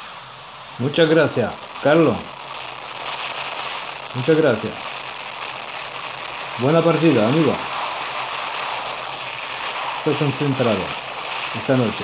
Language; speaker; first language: Spanish; non-native, learner; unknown